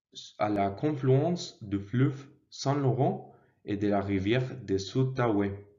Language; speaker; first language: French; non-native, learner; Spanish